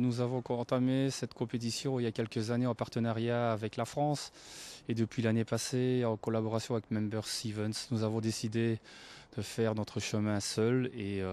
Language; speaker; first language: French; native; French